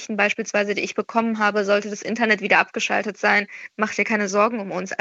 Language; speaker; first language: German; early bilingual, other home language; Persian